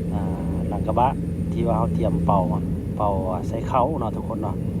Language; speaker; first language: Thai; non-native, local second language; Northeastern Thai